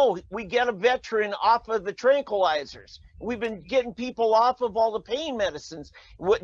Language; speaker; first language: English; native; English